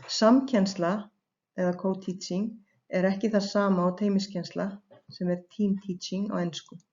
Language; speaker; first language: Icelandic; native; Icelandic